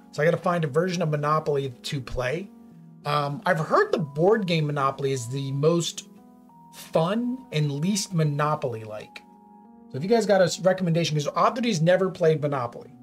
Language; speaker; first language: English; native; English